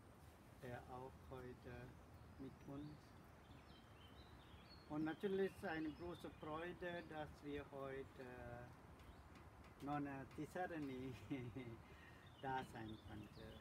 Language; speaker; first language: German; non-native, learner; Sinhala